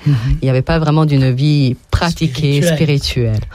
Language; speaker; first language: French; non-native, fluent; Serbian